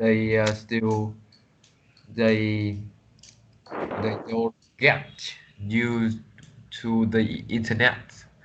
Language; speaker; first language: English; non-native, learner; Vietnamese